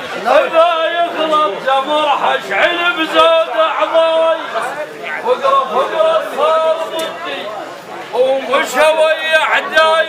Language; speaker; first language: Arabic; native; Arabic